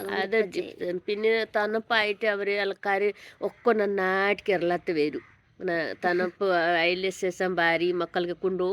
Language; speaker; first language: Malayalam; non-native, learner; Hindi